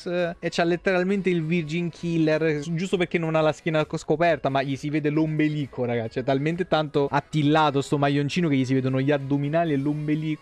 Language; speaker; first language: Italian; native; Italian